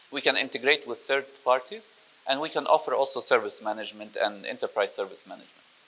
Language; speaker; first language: English; non-native, fluent; Arabic